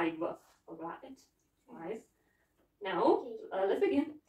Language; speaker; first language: English; non-native, fluent; Russian